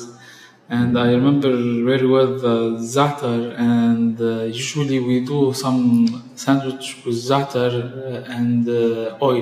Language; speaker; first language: English; non-native, fluent; Arabic